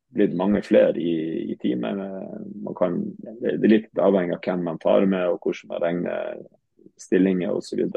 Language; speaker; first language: Norwegian; native; Norwegian